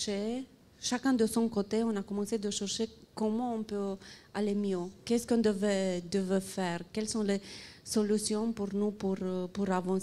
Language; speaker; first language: French; non-native, fluent; Romanian